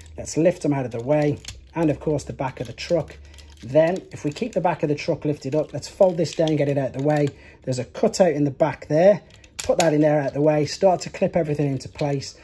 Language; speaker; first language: English; native; English